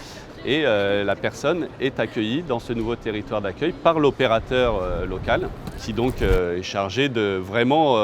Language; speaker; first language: French; native; French